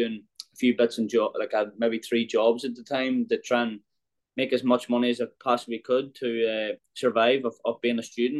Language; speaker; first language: English; native; English